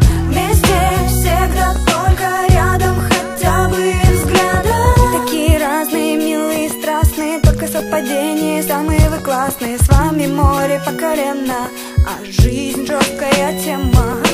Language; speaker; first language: Russian; native; Russian